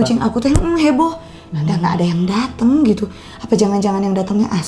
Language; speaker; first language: Indonesian; native; Indonesian